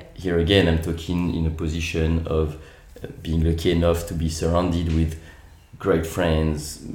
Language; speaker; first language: English; non-native, fluent; French